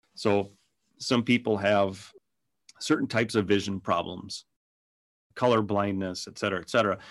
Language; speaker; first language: English; native; English